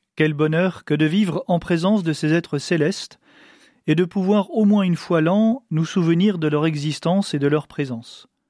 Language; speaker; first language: French; native; French